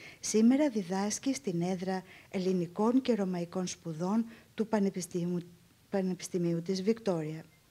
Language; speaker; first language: Greek; native; Greek